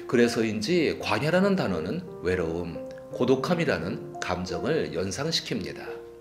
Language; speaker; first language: Korean; native; Korean